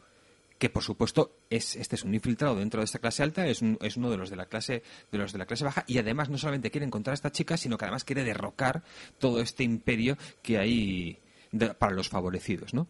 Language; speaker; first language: Spanish; native; Spanish